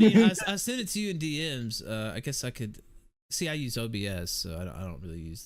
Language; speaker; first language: English; native; English